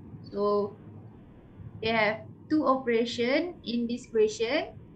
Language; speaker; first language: English; non-native, local second language; Malay